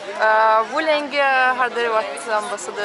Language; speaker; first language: Norwegian; non-native, fluent; Russian